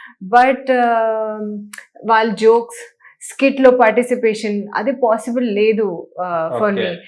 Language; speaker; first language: Telugu; non-native, local second language; Hindi